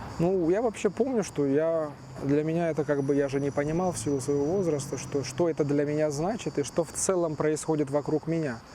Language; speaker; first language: Russian; early bilingual, other home language; Turkish